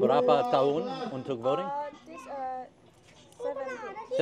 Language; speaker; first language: Indonesian; non-native, learner; English